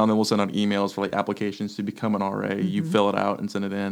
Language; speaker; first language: English; native; English